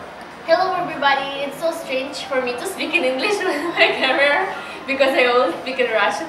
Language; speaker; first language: English; non-native, learner; Russian